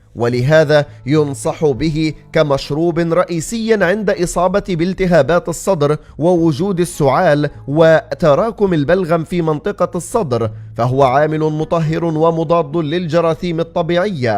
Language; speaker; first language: Arabic; native; Arabic